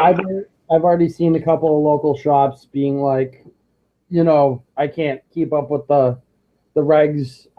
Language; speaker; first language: English; native; English